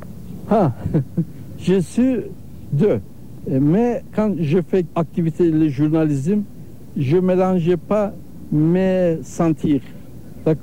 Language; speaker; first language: French; non-native, learner; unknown